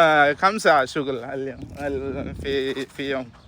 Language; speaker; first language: Arabic; non-native, learner; Malayalam